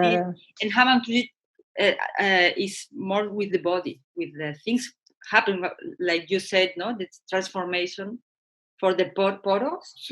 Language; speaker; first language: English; non-native, learner; Spanish